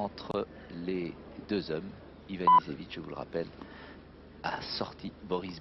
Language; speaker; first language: French; native; French